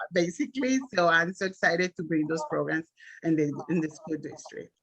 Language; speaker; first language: English; non-native, learner; Spanish